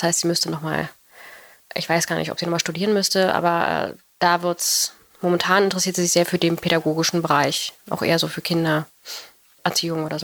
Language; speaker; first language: German; native; German